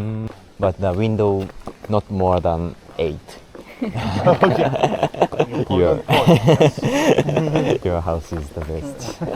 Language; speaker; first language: English; non-native, learner; Japanese